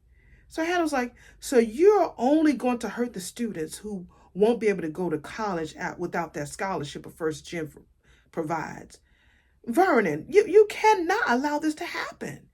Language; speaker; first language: English; native; English